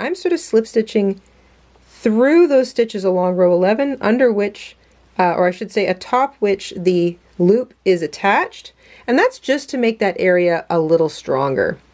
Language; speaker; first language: English; native; English